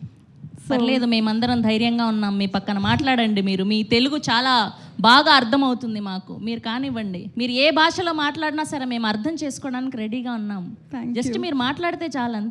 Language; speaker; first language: Telugu; native; Telugu